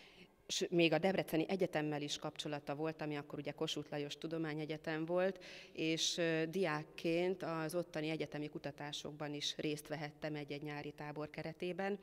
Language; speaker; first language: Hungarian; native; Hungarian